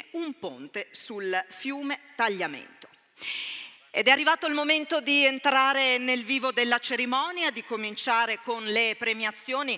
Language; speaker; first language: Italian; native; Italian